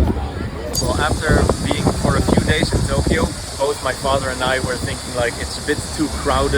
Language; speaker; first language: English; non-native, fluent; Dutch